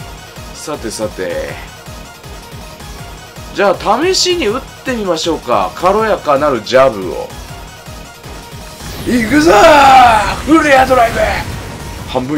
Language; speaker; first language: Japanese; native; Japanese